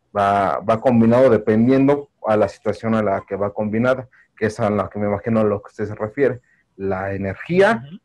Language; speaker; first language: Spanish; native; Spanish